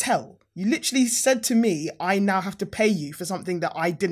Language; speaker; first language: English; native; English